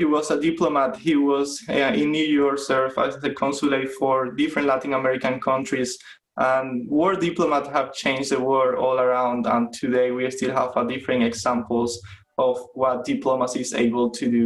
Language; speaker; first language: English; non-native, fluent; Spanish